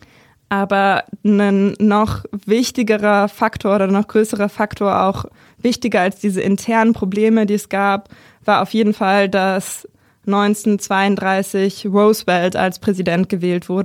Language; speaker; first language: German; native; German